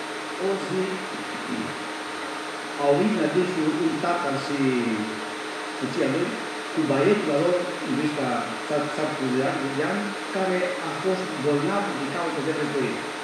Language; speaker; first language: Romanian; non-native, learner; Greek